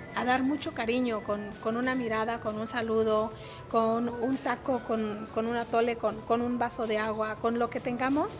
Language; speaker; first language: Spanish; native; Spanish